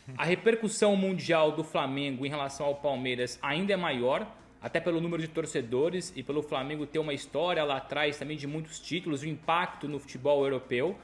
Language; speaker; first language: Portuguese; native; Portuguese